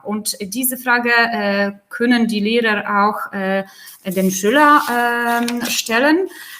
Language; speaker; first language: German; non-native, fluent; Polish